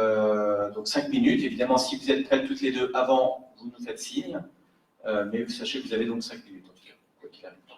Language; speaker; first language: French; native; French